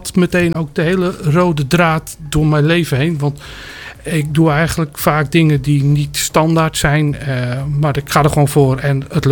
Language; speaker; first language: Dutch; native; Dutch